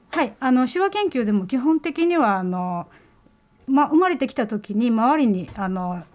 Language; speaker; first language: Japanese; native; Japanese